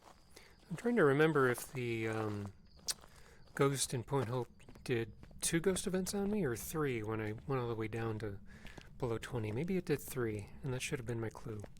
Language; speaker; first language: English; native; English